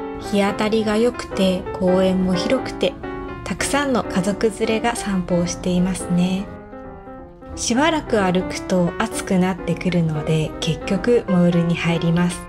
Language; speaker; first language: Japanese; native; Japanese